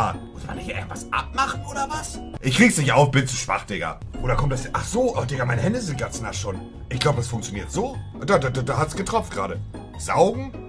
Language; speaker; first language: German; native; German